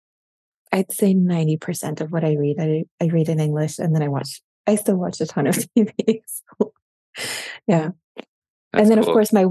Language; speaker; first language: English; non-native, fluent; German